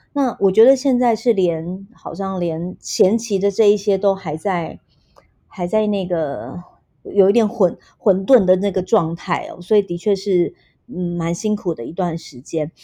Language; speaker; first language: Chinese; native; Chinese